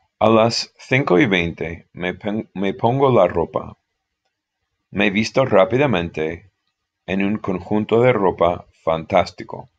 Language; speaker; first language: Spanish; non-native, fluent; English